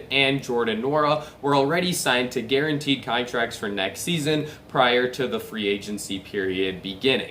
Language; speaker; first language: English; native; English